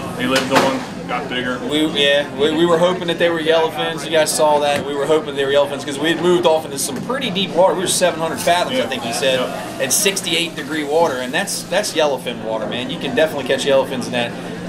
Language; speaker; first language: English; native; English